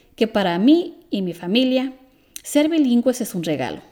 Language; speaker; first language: Spanish; early bilingual, heritage; Spanish